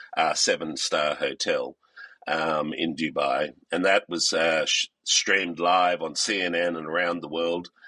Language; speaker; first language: English; native; English